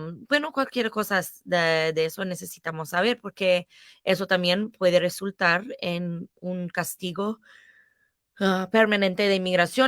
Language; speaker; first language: Spanish; non-native, fluent; English